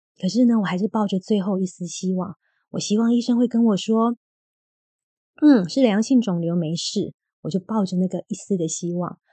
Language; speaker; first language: Chinese; native; Chinese